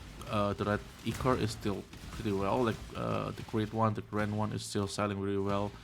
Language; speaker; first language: English; non-native, fluent; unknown